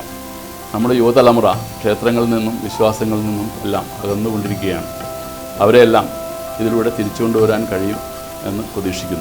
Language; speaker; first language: Malayalam; native; Malayalam